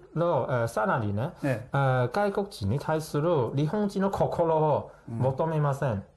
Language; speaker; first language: Japanese; non-native, fluent; Chinese